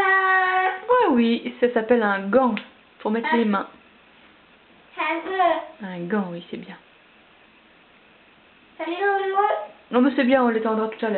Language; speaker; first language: French; native; French